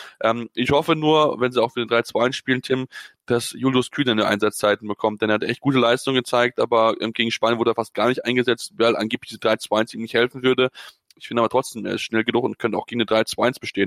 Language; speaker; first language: German; native; German